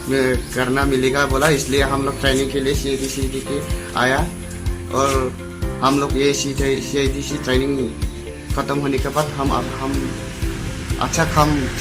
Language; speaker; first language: Hindi; non-native, local second language; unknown